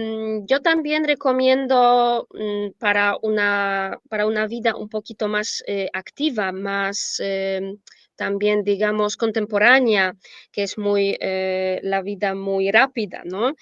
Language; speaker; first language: Spanish; non-native, fluent; Polish